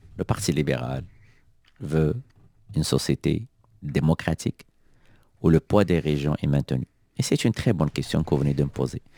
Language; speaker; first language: French; non-native, local second language; Arabic